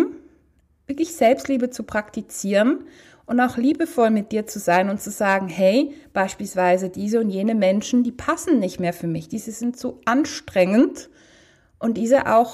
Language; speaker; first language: German; native; German